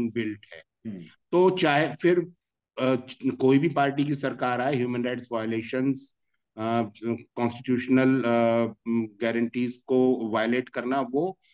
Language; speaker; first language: Hindi; native; Hindi